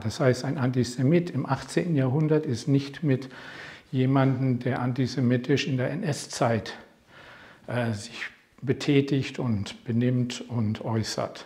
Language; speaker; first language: German; non-native, fluent; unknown